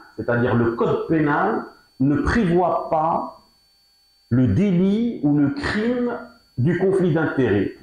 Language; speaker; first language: French; non-native, local second language; Arabic